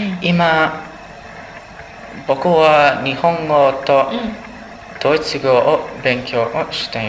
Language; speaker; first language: Japanese; non-native, learner; English